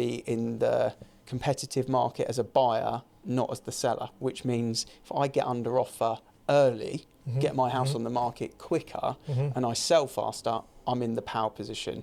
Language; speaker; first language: English; native; English